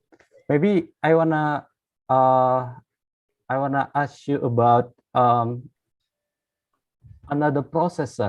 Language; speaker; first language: English; non-native, learner; Indonesian